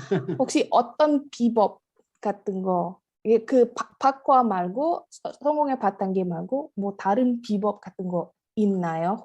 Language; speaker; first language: Korean; non-native, fluent; Indonesian